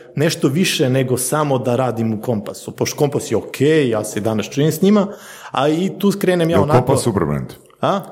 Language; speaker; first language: Croatian; early bilingual, heritage; Slovenian